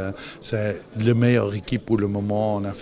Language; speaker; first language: French; non-native, local second language; Dutch